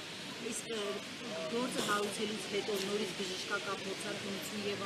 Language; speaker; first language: Armenian; native; Armenian